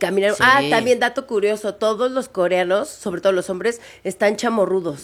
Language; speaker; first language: Spanish; native; Spanish